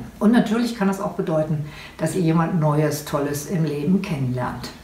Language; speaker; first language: German; native; German